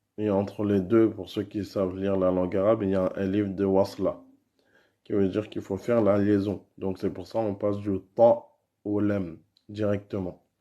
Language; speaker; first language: French; native; French